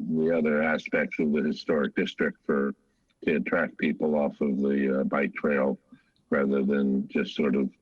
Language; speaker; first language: English; native; English